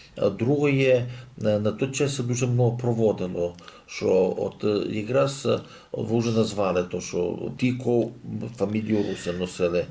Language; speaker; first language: Ukrainian; native; Ukrainian